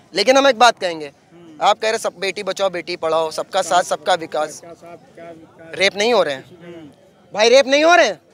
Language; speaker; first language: Hindi; native; Hindi